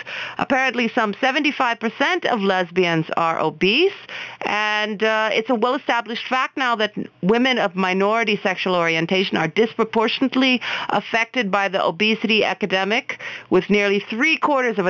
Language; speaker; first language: English; native; English